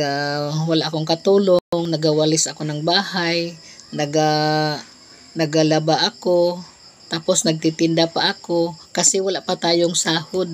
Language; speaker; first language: Filipino; non-native, local second language; Cebuano